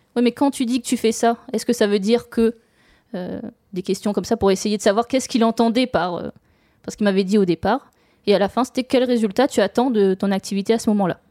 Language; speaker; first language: French; native; French